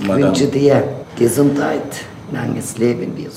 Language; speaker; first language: German; non-native, learner; Turkish